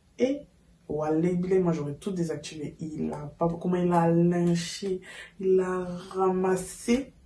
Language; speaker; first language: French; native; French